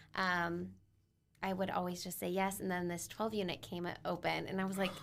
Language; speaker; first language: English; native; English